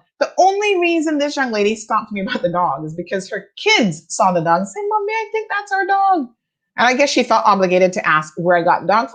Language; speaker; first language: English; native; English